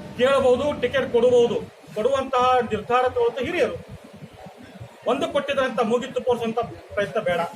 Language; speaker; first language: Kannada; native; Kannada